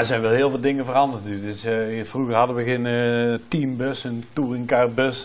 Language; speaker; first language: Dutch; native; Dutch